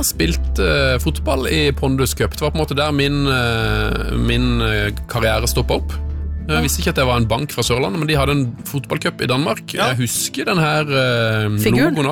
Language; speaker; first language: Norwegian; native; Norwegian